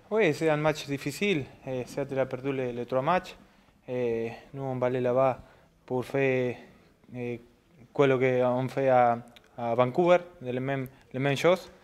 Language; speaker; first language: French; non-native, learner; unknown